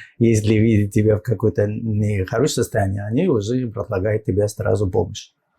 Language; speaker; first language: Russian; non-native, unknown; Arabic